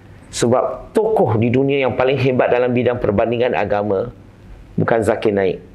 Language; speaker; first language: Malay; non-native, local second language; Chinese